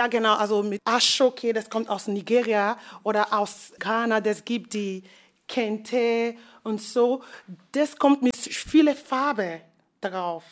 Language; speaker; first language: German; non-native, fluent; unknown